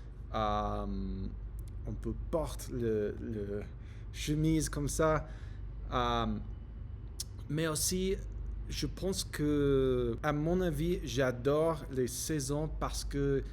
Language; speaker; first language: French; non-native, learner; English